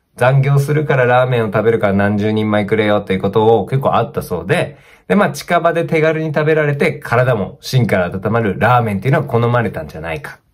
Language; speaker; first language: Japanese; native; Japanese